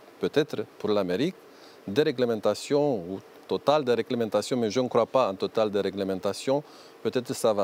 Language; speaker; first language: French; non-native, learner; Romanian